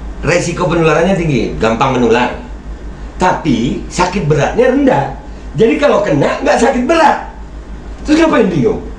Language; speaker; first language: Indonesian; native; Indonesian